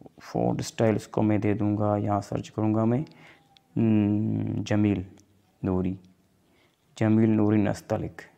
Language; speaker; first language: Urdu; non-native, local second language; Sindhi